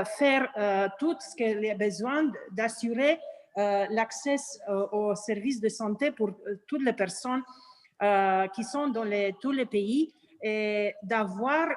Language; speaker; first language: French; non-native, learner; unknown